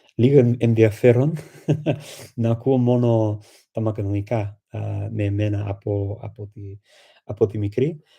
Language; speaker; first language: Greek; non-native, fluent; English